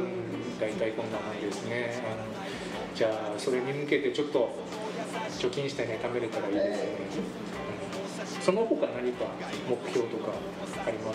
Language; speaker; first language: Japanese; native; Japanese